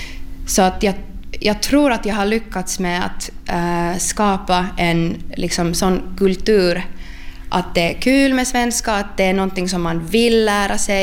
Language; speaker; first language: Swedish; non-native, local second language; Finnish